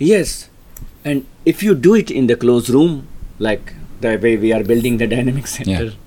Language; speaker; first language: English; non-native, local second language; Hindi